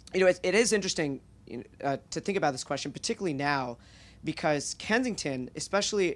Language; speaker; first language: English; native; English